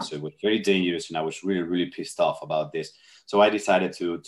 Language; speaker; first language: English; non-native, fluent; Spanish